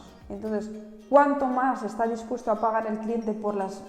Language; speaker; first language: Spanish; native; Spanish